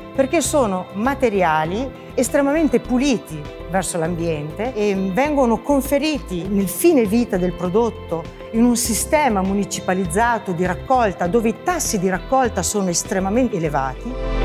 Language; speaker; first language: Italian; native; Italian